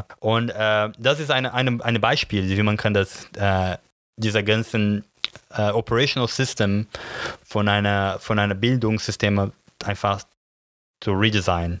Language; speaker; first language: German; non-native, learner; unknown